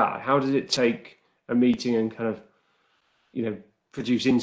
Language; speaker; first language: English; native; English